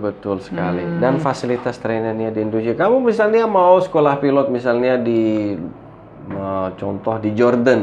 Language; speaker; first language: Indonesian; non-native, fluent; Arabic